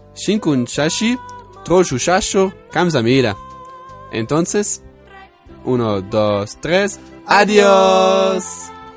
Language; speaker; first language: Spanish; non-native, learner; Dutch